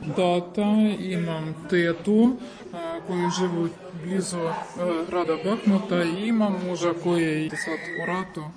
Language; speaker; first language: Croatian; non-native, learner; Ukrainian